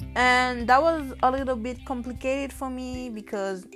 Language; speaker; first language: English; non-native, learner; Haitian Creole